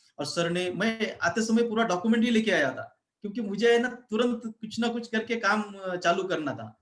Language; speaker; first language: Hindi; non-native, local second language; Marathi